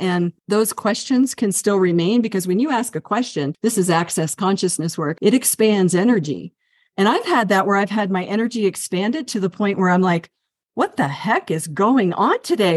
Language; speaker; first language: English; native; English